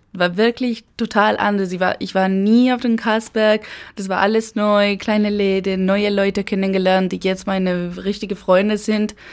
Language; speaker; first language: German; non-native, fluent; Spanish